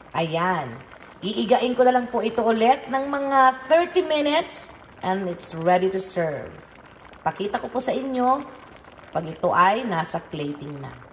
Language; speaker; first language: Filipino; non-native, local second language; Iloko